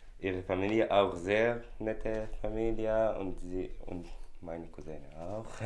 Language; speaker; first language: German; non-native, learner; Arabic